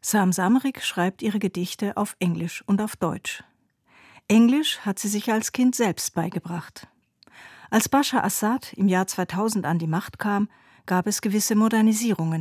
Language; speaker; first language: German; native; German